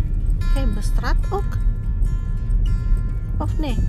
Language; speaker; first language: Dutch; non-native, learner; Indonesian